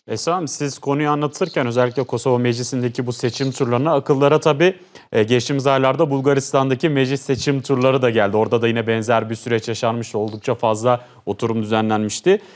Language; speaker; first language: Turkish; native; Turkish